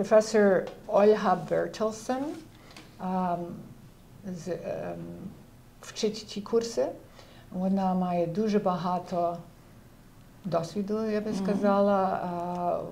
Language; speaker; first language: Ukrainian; early bilingual, heritage; Ukrainian